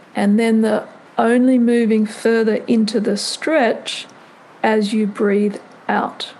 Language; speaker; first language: English; native; English